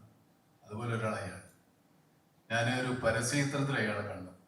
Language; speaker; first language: Malayalam; native; Malayalam